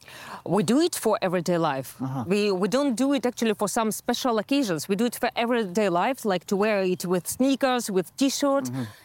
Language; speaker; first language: English; non-native, fluent; Russian